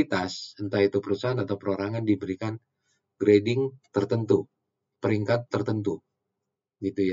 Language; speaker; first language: Indonesian; native; Indonesian